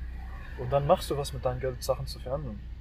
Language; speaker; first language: German; non-native, learner; Arabic